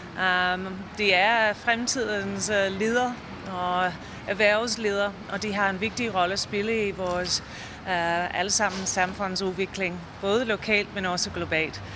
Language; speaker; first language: Danish; non-native, fluent; English